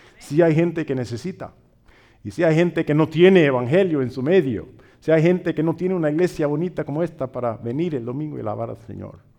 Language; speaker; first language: Spanish; non-native, fluent; English